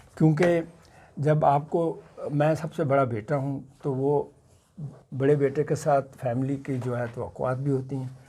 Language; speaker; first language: Urdu; non-native, local second language; Punjabi